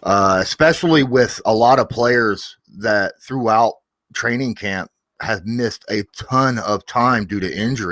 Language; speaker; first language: English; native; English